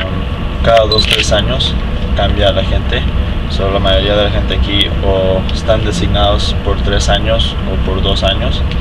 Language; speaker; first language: Spanish; early bilingual, heritage; Spanish